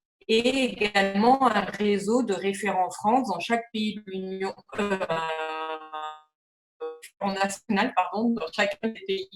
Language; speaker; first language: French; native; French